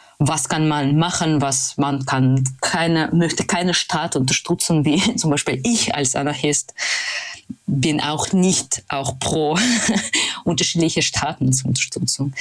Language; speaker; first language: German; non-native, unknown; Russian